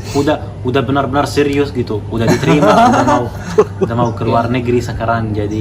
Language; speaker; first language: Indonesian; non-native, fluent; Arabic